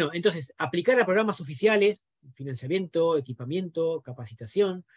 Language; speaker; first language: Spanish; native; Spanish